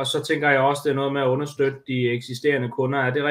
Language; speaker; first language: Danish; native; Danish